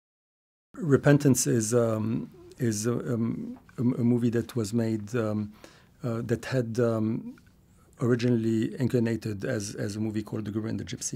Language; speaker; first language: English; non-native, fluent; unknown